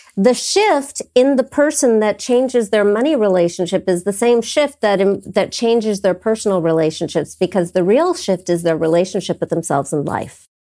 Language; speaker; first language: English; native; English